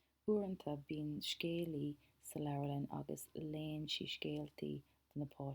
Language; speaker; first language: Irish; non-native, local second language; English